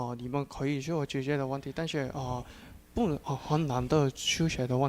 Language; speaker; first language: Chinese; non-native, learner; Korean